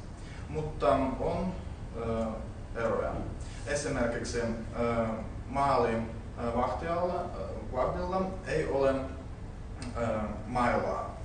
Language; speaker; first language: Finnish; non-native, learner; Russian